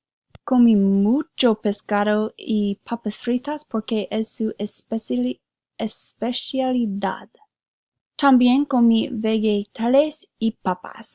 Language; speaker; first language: Spanish; non-native, learner; English